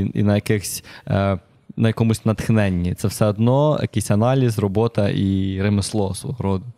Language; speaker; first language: Ukrainian; native; Ukrainian